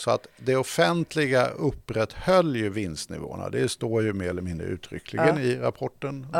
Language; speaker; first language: Swedish; native; Swedish